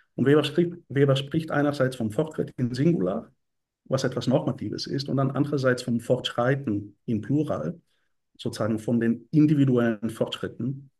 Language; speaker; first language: German; non-native, fluent; Bulgarian